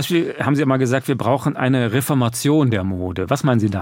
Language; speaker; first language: German; native; German